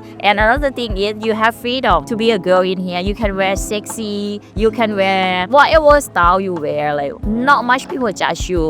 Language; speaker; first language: English; non-native, learner; Thai